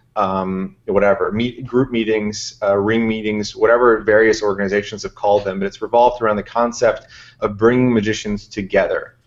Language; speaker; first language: English; native; English